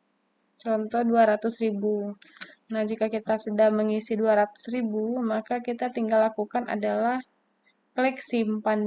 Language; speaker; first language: Indonesian; native; Indonesian